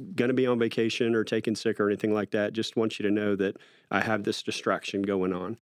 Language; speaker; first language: English; native; English